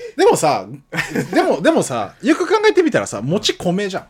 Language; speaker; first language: Japanese; native; Japanese